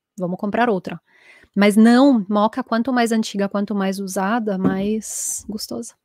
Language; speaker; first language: Portuguese; non-native, fluent; Italian